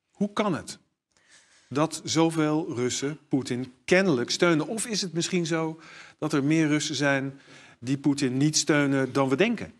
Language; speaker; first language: Dutch; native; Dutch